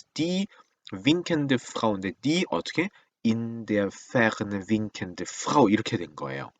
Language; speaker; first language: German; non-native, fluent; Korean